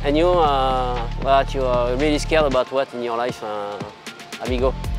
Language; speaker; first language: English; non-native, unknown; French